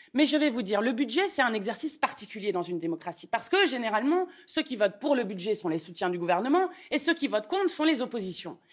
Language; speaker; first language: French; native; French